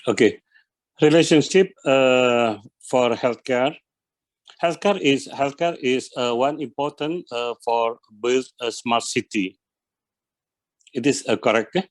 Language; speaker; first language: English; non-native, learner; Indonesian